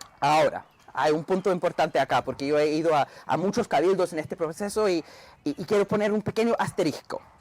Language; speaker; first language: Spanish; non-native, fluent; English